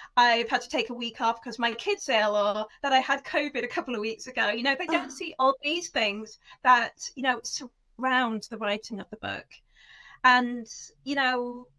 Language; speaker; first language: English; native; English